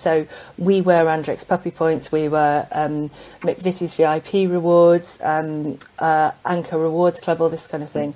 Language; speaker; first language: English; native; English